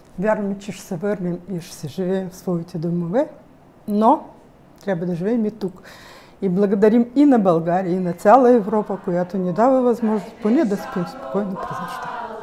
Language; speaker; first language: Bulgarian; early bilingual, heritage; Bulgarian